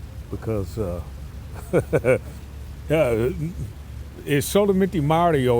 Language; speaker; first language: Spanish; non-native, learner; English